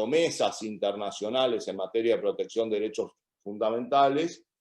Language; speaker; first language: Spanish; native; Spanish